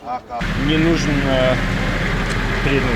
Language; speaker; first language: Russian; non-native, learner; English